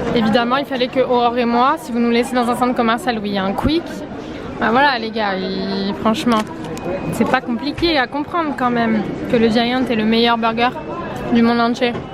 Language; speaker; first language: French; early bilingual, other home language; Portuguese